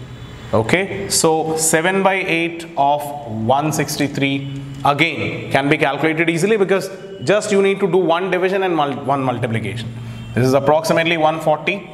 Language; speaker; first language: English; non-native, local second language; Hindi